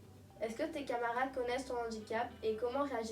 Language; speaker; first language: French; native; French